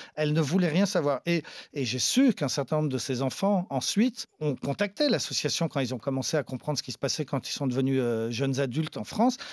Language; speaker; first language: French; native; French